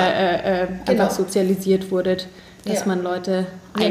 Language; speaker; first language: German; native; German